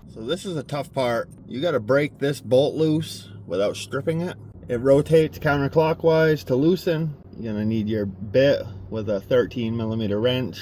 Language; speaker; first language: English; native; English